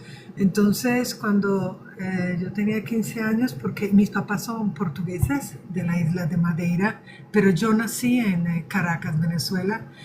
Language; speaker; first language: Spanish; early bilingual, other home language; Portuguese